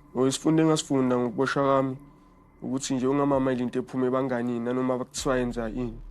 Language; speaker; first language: Zulu; native; Zulu